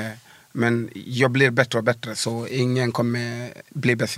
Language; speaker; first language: Swedish; early bilingual, other home language; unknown